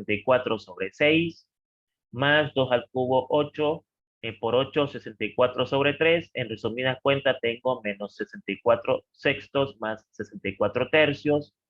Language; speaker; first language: Spanish; native; Spanish